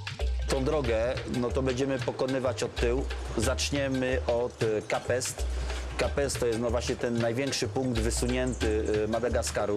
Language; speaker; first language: Polish; native; Polish